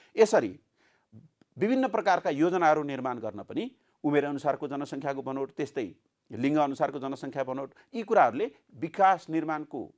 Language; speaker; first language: Nepali; native; Nepali